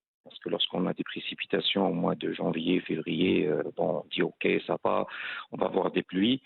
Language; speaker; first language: French; non-native, local second language; Arabic